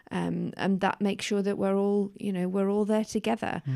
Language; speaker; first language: English; native; English